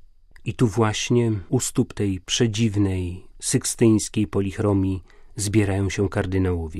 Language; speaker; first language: Polish; native; Polish